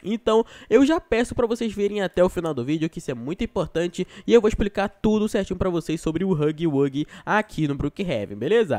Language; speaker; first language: Portuguese; native; Portuguese